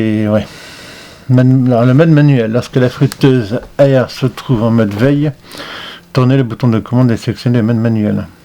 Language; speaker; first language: French; native; French